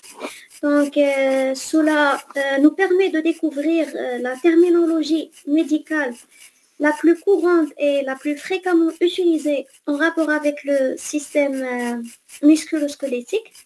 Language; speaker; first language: French; non-native, fluent; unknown